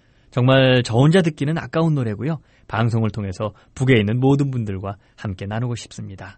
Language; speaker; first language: Korean; native; Korean